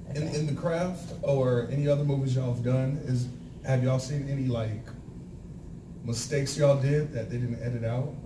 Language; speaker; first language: English; native; English